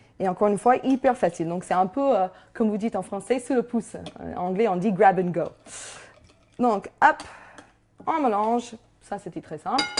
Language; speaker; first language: French; non-native, fluent; English